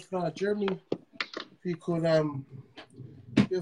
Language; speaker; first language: English; native; English